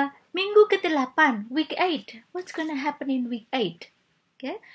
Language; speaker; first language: English; non-native, fluent; Indonesian